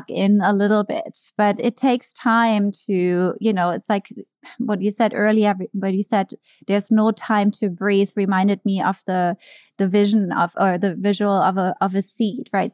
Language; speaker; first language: English; non-native, fluent; German